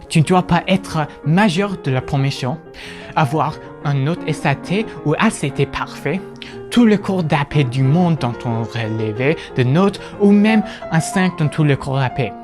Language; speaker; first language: French; non-native, fluent; English